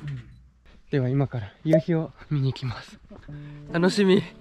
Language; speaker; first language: Japanese; native; Japanese